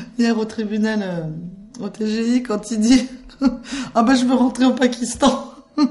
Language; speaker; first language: French; native; French